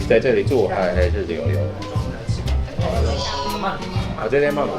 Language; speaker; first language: Chinese; non-native, fluent; English